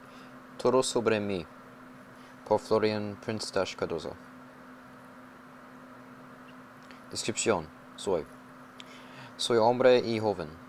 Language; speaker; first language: Spanish; non-native, learner; English